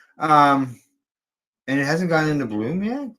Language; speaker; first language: English; native; English